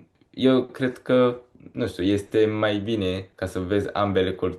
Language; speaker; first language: Romanian; early bilingual, heritage; Romanian